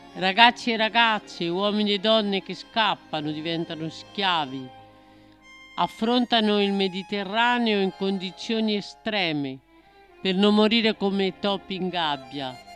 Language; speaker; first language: Italian; native; Italian